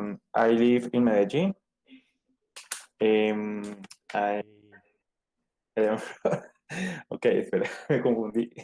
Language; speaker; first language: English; non-native, learner; Spanish